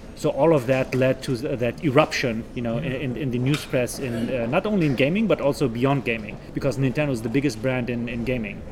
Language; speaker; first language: English; non-native, fluent; German